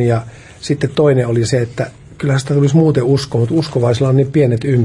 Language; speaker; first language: Finnish; native; Finnish